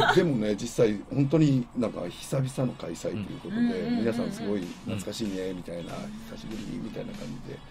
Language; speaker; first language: Japanese; native; Japanese